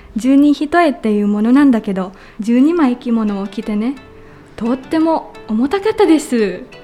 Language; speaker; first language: Japanese; non-native, learner; Filipino